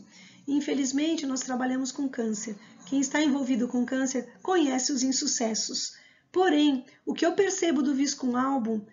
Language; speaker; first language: Portuguese; native; Portuguese